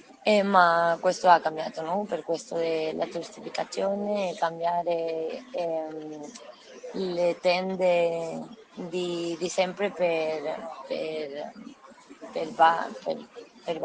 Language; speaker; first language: Italian; non-native, learner; Spanish